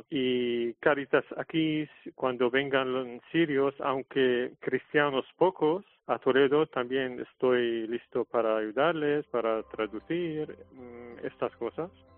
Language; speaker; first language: Spanish; non-native, learner; Arabic